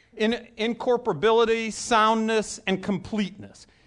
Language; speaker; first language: English; native; English